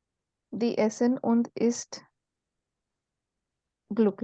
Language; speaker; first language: German; non-native, learner; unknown